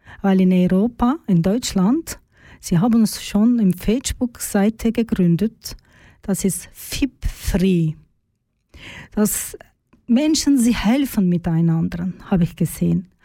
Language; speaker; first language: German; non-native, learner; Turkish